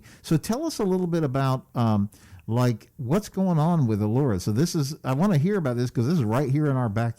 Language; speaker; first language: English; native; English